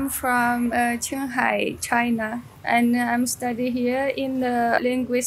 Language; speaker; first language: English; non-native, fluent; Chinese